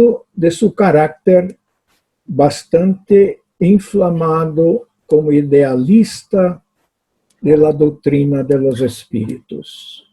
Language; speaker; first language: Spanish; non-native, fluent; Portuguese